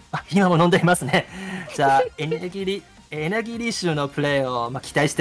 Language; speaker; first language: Japanese; native; Japanese